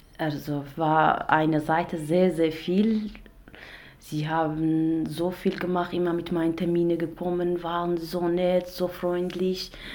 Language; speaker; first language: German; non-native, learner; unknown